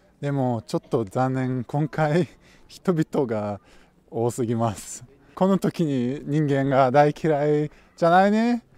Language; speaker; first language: Japanese; non-native, fluent; Russian